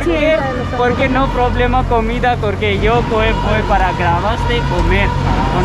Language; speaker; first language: Spanish; non-native, learner; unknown